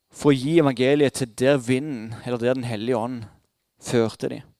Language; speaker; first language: Norwegian; native; Norwegian